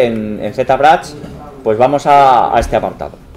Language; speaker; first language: Spanish; native; Spanish